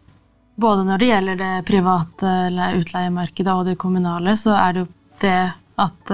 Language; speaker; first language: Norwegian; native; Norwegian